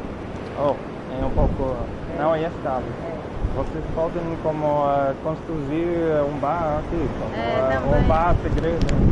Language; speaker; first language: Portuguese; non-native, learner; English